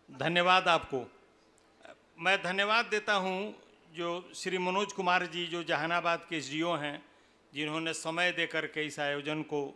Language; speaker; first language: Hindi; native; Hindi